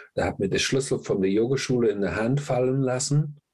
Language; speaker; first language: German; non-native, fluent; English